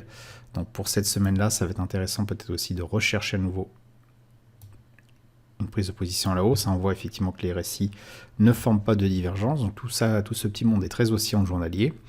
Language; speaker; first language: French; native; French